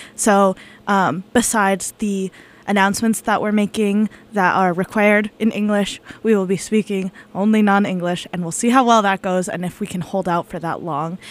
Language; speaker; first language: English; native; English